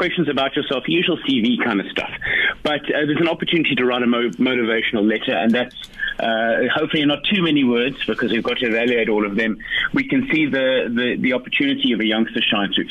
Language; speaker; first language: English; native; English